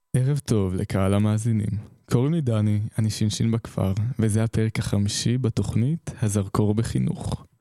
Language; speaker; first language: Hebrew; native; Hebrew